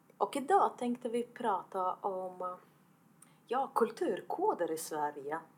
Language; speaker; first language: Swedish; non-native, fluent; Estonian